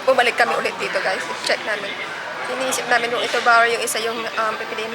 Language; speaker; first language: Filipino; native; Filipino